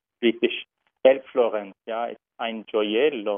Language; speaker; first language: German; non-native, learner; Turkish